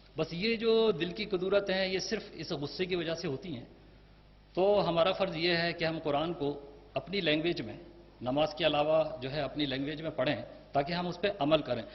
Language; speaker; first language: Urdu; native; Urdu